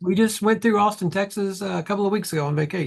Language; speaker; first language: English; native; English